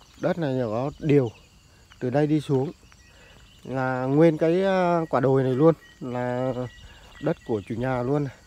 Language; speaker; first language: Vietnamese; native; Vietnamese